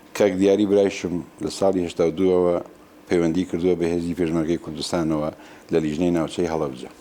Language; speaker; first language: Central Kurdish; non-native, local second language; Gurani